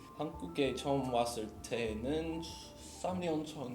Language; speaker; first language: Korean; non-native, learner; English